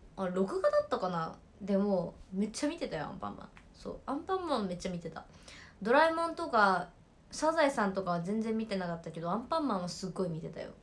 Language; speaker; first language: Japanese; native; Japanese